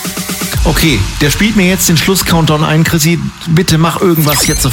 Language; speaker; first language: German; native; German